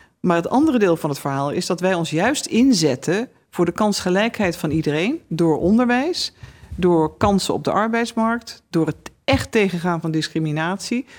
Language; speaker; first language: Dutch; native; Dutch